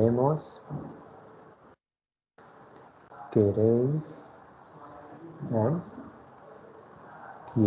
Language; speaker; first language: Spanish; non-native, fluent; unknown